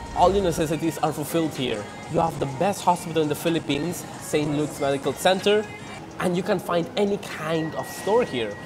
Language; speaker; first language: English; non-native, fluent; Spanish